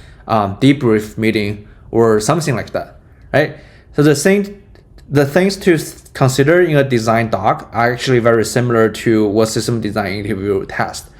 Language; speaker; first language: English; non-native, fluent; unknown